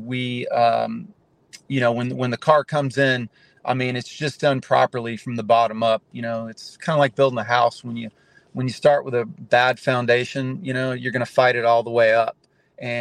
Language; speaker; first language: English; native; English